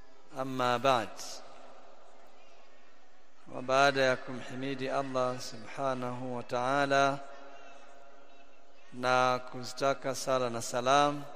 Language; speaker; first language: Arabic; non-native, fluent; Swahili